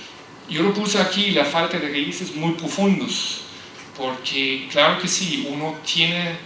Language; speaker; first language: Spanish; non-native, fluent; German